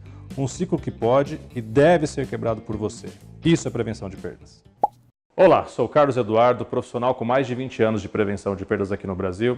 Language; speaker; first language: Portuguese; native; Portuguese